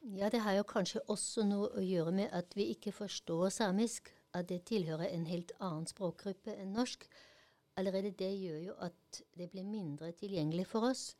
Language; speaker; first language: Norwegian; non-native, fluent; German